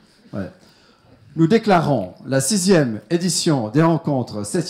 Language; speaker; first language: French; native; French